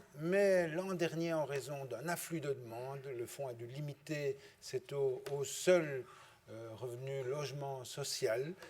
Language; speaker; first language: French; native; French